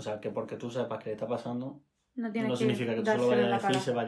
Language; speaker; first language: Spanish; native; Spanish